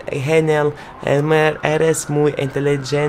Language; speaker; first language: Spanish; non-native, learner; Russian